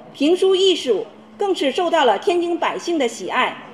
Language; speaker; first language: Chinese; native; Chinese